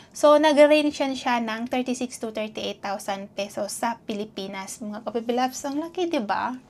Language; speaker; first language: Filipino; non-native, local second language; Cebuano